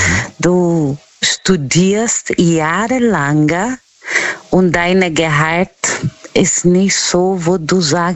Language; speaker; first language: German; non-native, learner; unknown